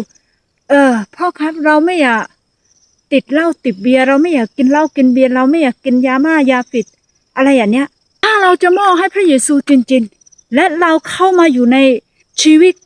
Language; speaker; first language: Thai; non-native, fluent; Akha